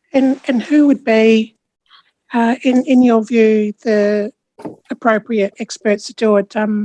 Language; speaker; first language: English; native; English